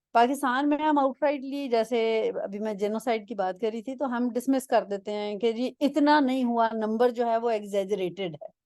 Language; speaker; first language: Urdu; non-native, local second language; Punjabi